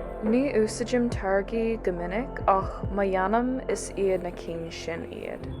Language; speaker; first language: Irish; non-native, learner; English